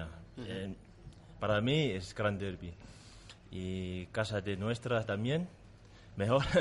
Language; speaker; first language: Spanish; non-native, learner; Tongan